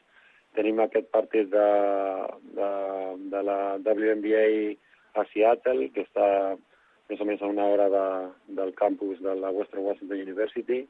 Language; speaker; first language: Catalan; non-native, local second language; Spanish